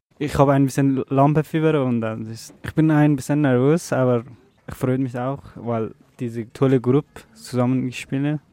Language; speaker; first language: German; non-native, learner; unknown